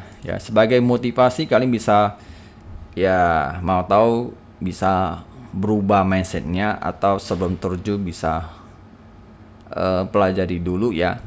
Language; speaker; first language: Indonesian; native; Indonesian